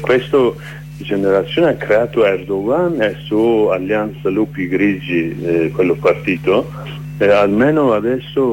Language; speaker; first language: Italian; non-native, learner; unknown